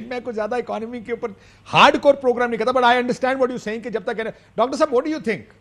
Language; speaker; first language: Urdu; non-native, local second language; Punjabi